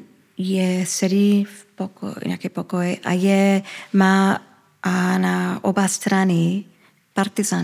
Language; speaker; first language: Czech; early bilingual, heritage; Czech